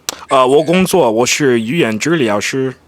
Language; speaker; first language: Chinese; non-native, learner; English